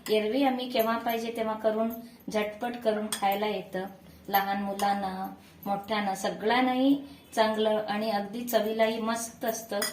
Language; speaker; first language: Marathi; non-native, local second language; Kannada